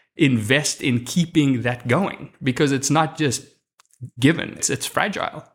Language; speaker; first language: English; non-native, local second language; Afrikaans